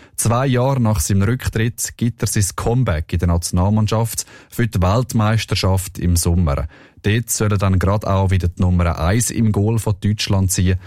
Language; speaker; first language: German; native; German